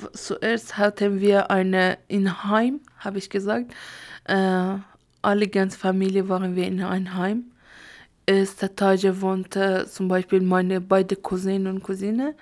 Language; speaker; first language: German; non-native, learner; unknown